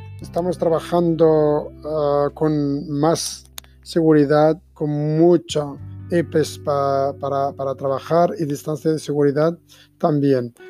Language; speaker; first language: Spanish; non-native, fluent; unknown